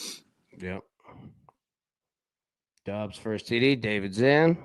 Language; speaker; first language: English; native; English